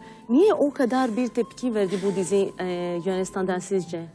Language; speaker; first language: Turkish; non-native, fluent; Greek